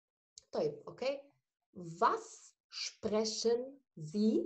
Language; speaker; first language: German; non-native, fluent; Arabic